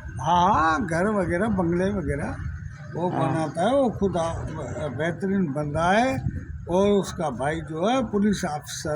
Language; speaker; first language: Hindi; non-native, local second language; Sindhi